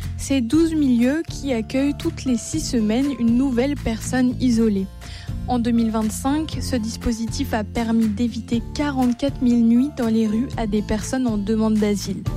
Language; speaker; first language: French; native; French